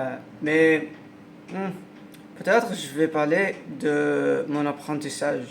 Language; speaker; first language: French; non-native, learner; Arabic